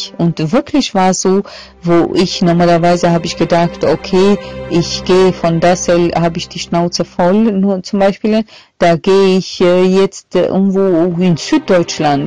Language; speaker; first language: German; non-native, fluent; Albanian